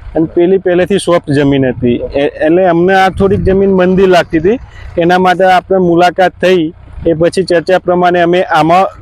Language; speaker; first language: Gujarati; native; Gujarati